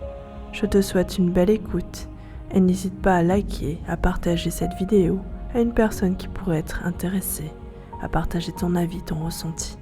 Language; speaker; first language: French; native; French